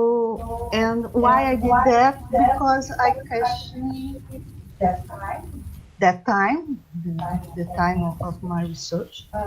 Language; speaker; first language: English; non-native, learner; Portuguese